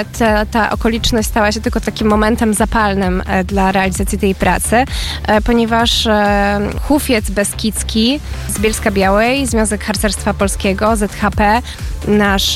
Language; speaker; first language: Polish; native; Polish